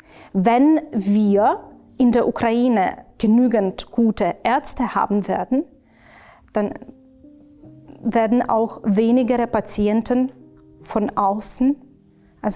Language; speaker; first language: German; non-native, fluent; Ukrainian